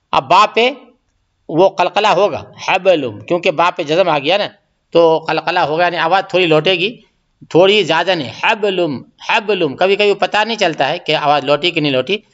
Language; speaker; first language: Urdu; native; Urdu